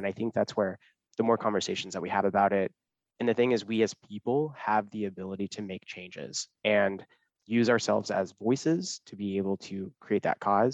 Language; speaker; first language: English; native; English